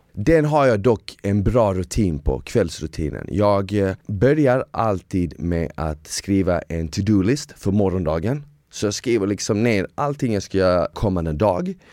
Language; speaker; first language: Swedish; early bilingual, other home language; Bosnian